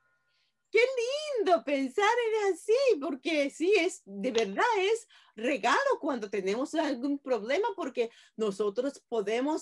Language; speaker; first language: Spanish; non-native, fluent; Japanese